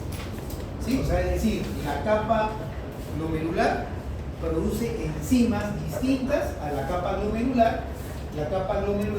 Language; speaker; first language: Spanish; native; Spanish